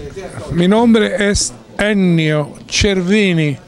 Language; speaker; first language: Spanish; non-native, learner; Italian